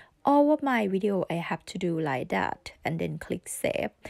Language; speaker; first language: English; non-native, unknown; Thai